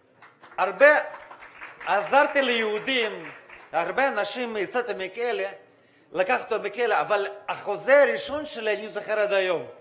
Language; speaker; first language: Hebrew; non-native, fluent; Russian